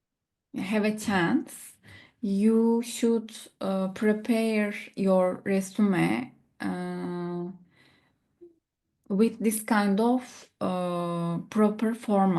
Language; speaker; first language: English; non-native, learner; Turkish